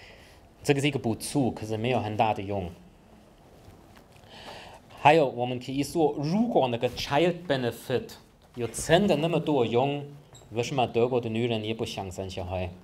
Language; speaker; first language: Chinese; non-native, fluent; German